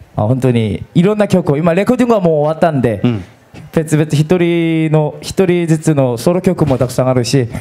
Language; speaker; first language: Japanese; non-native, fluent; Korean